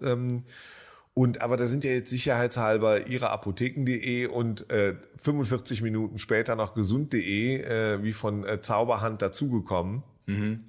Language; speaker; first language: German; native; German